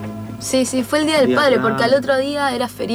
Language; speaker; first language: Spanish; native; Spanish